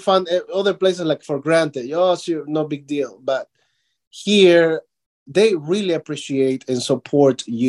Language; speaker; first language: English; non-native, fluent; Spanish